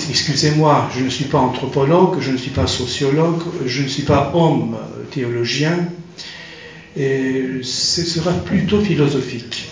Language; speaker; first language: French; non-native, fluent; Turkish